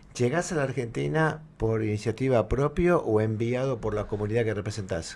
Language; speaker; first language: Spanish; native; Spanish